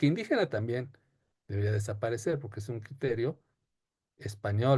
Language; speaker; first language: Spanish; native; Spanish